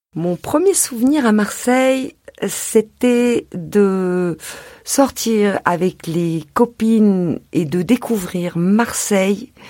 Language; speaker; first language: French; native; French